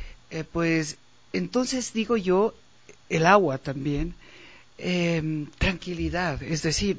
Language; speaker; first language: Spanish; native; Spanish